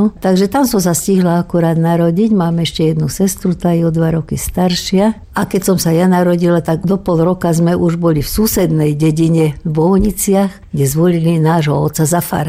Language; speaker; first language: Slovak; native; Slovak